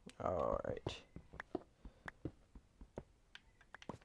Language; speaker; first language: English; native; English